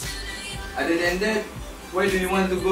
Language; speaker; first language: English; non-native, local second language; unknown